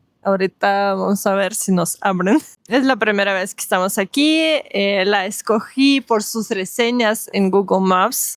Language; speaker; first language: Spanish; non-native, fluent; Russian